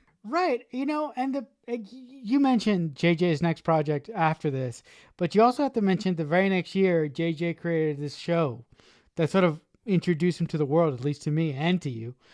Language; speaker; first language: English; native; English